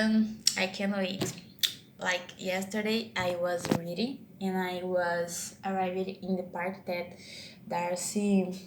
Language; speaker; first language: English; non-native, learner; Portuguese